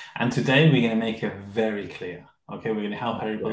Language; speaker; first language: English; non-native, fluent; Spanish